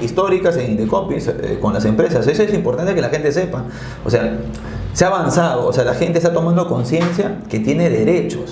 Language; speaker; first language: Spanish; native; Spanish